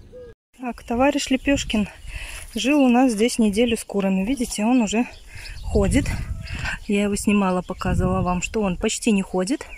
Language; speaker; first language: Russian; native; Russian